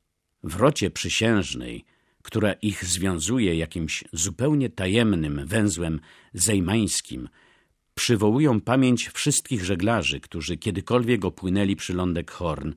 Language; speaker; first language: Polish; native; Polish